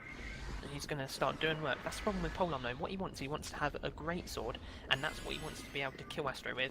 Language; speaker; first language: English; native; English